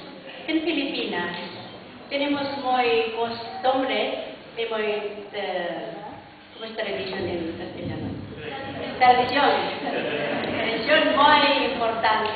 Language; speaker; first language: Spanish; non-native, learner; Filipino